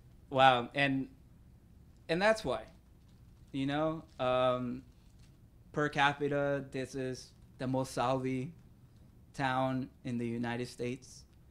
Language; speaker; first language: English; early bilingual, other home language; Spanish